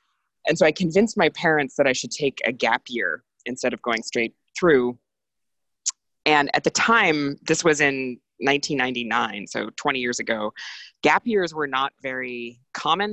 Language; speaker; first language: English; native; English